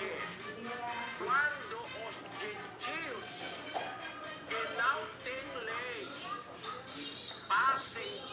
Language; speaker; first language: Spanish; non-native, learner; Portuguese